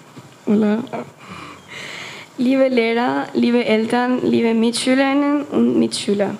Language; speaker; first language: German; non-native, fluent; Spanish